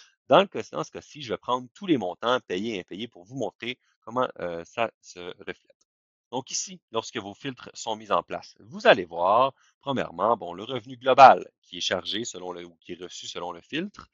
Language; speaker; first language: French; native; French